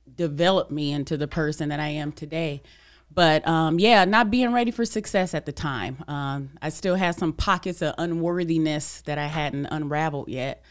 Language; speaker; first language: English; native; English